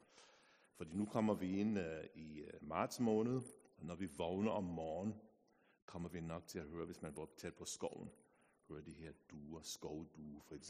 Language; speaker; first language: Danish; non-native, fluent; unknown